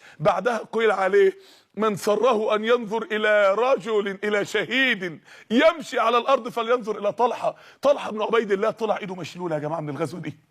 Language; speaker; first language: Arabic; native; Arabic